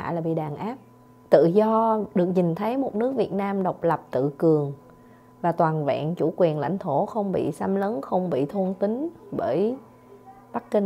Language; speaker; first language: Vietnamese; native; Vietnamese